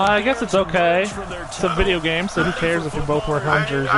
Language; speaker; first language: English; native; English